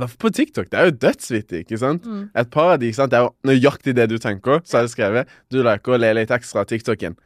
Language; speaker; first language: Norwegian; early bilingual, other home language; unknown